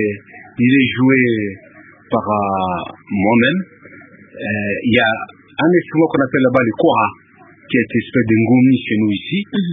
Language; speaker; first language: French; non-native, local second language; Lingala